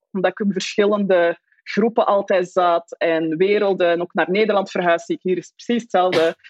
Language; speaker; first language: Dutch; native; Dutch